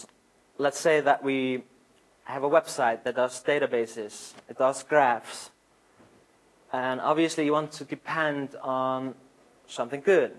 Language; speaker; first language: English; non-native, fluent; Icelandic